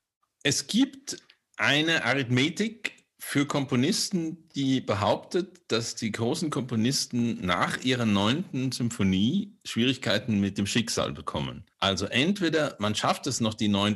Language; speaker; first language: German; native; German